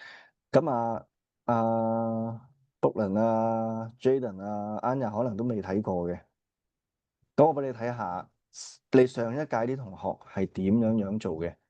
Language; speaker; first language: Cantonese; native; Cantonese